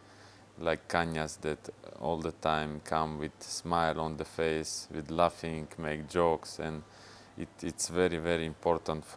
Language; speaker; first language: English; non-native, fluent; Russian